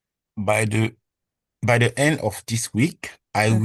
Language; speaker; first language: English; non-native, learner; French